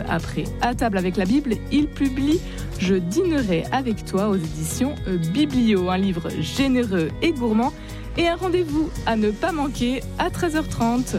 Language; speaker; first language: French; native; French